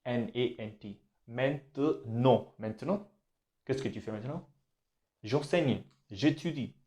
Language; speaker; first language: French; non-native, fluent; Hindi